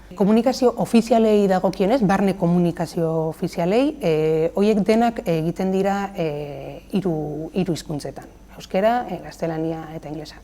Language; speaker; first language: Basque; native; Basque